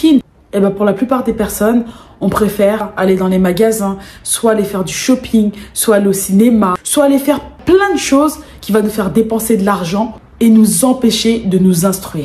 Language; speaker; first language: French; native; French